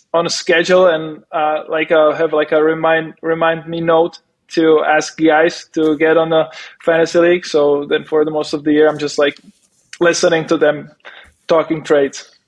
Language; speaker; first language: English; non-native, fluent; Czech